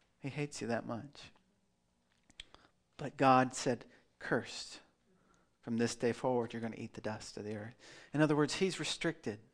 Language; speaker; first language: English; native; English